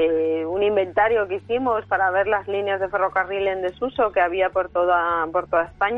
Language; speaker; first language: Spanish; native; Spanish